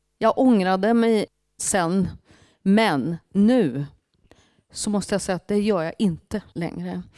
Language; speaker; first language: Swedish; native; Swedish